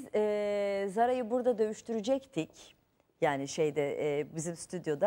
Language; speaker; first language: Turkish; native; Turkish